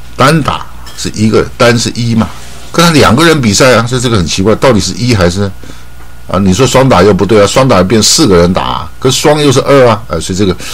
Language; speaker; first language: Chinese; native; Chinese